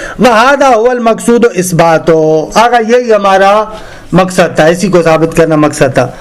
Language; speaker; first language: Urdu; native; Urdu